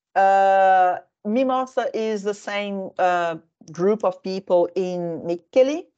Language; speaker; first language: English; non-native, fluent; Portuguese